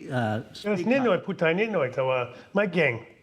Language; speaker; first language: Thai; non-native, learner; English